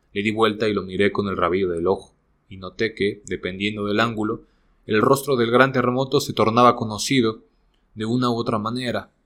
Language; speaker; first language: Spanish; native; Spanish